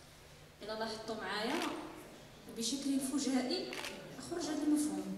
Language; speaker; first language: Arabic; native; Arabic